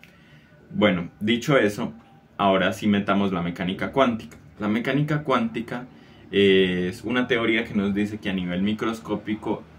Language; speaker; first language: Spanish; native; Spanish